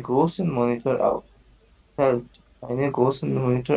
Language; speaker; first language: German; non-native, learner; Bangla